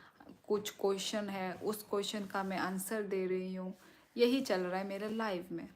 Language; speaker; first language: Hindi; non-native, local second language; Kok Borok